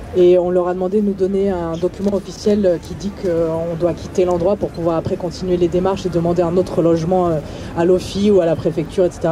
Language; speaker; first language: French; native; French